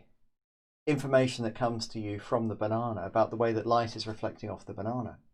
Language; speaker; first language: English; native; English